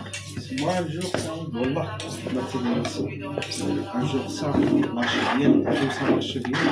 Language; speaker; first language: French; non-native, learner; Arabic